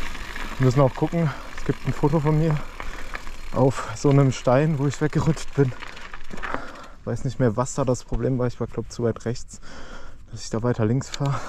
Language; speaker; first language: German; native; German